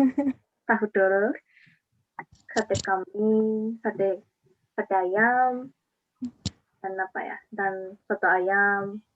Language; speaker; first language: Indonesian; non-native, learner; Japanese